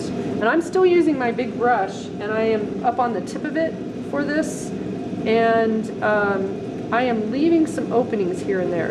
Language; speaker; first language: English; native; English